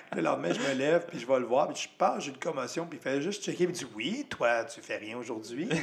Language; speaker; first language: French; native; French